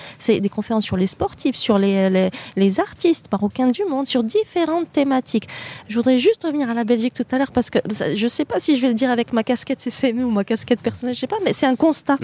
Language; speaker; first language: French; native; French